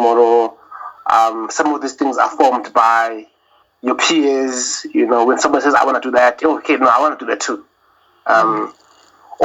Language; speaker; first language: English; non-native, local second language; Zulu